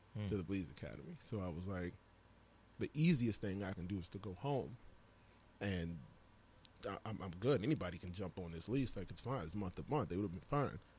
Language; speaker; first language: English; native; English